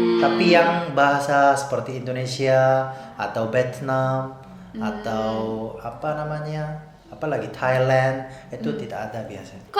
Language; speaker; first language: Indonesian; non-native, fluent; Korean